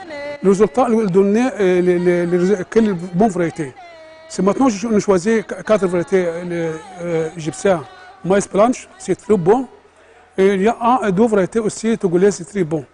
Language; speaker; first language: French; non-native, learner; Arabic